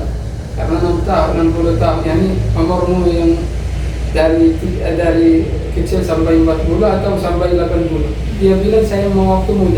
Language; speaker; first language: Indonesian; non-native, learner; Arabic